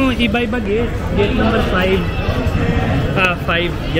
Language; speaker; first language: Filipino; non-native, learner; Hindi